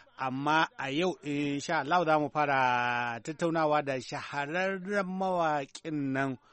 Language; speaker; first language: Hausa; native; Hausa